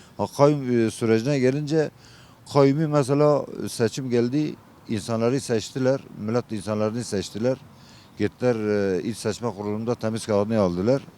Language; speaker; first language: Turkish; non-native, local second language; Kurdish